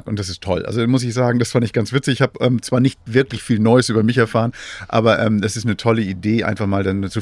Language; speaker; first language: German; native; German